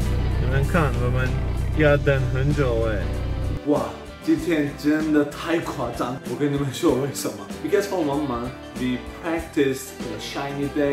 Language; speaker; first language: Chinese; non-native, fluent; Swedish